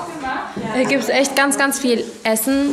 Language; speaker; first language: German; native; German